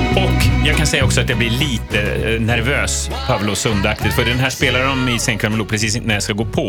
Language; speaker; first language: Swedish; native; Swedish